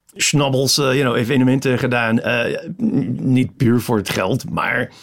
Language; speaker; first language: Dutch; non-native, fluent; English